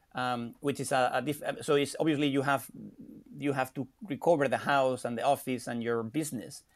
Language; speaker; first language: English; non-native, fluent; Spanish